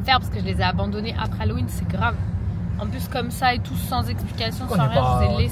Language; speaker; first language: French; native; French